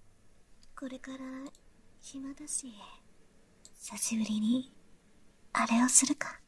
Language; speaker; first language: Japanese; non-native, learner; Chinese